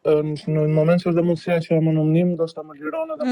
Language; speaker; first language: Albanian; native; Albanian